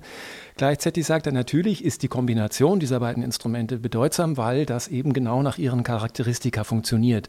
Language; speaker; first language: German; native; German